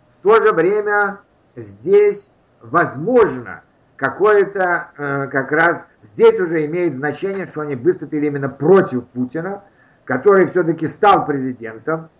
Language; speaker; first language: Russian; native; Russian